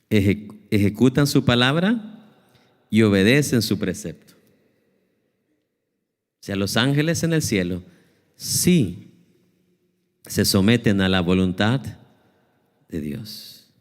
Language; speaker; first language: Spanish; native; Spanish